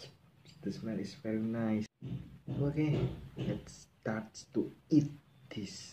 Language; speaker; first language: English; non-native, learner; Indonesian